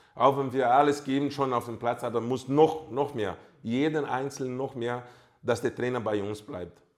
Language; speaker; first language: German; non-native, fluent; Portuguese